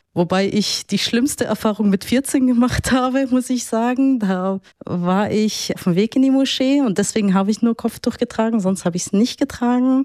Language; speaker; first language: German; early bilingual, other home language; Arabic